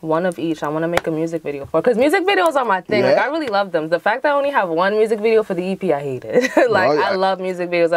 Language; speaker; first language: English; native; English